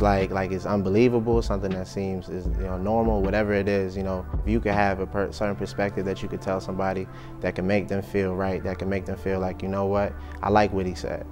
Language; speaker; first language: English; native; English